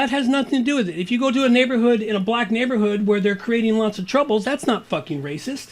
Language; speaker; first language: English; native; English